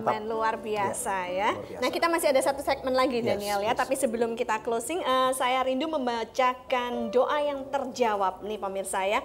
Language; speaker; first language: Indonesian; native; Indonesian